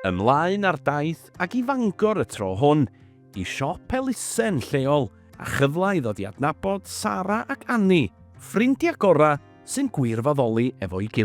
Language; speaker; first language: Welsh; native; Welsh